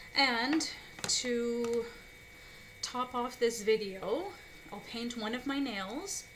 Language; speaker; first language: English; native; English